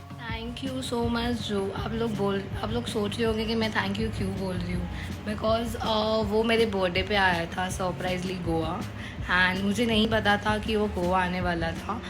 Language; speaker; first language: Hindi; native; Hindi